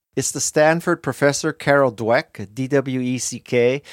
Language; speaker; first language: English; native; English